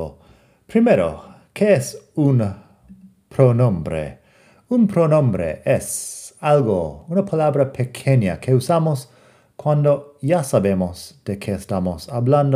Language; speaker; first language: Spanish; non-native, fluent; English